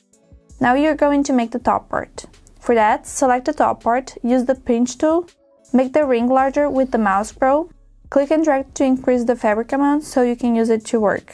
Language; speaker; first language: English; non-native, fluent; Portuguese